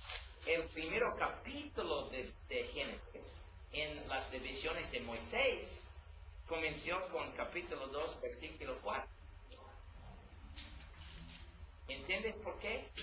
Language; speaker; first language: Spanish; non-native, learner; English